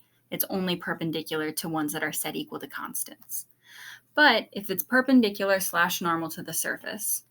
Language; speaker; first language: English; native; English